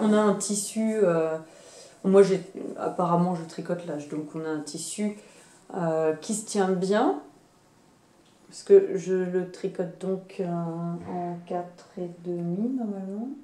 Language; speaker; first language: French; native; French